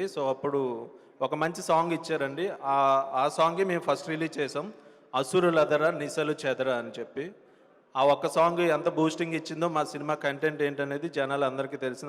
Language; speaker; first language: Telugu; native; Telugu